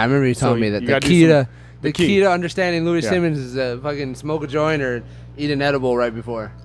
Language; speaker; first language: English; native; English